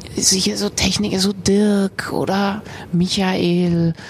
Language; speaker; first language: German; native; German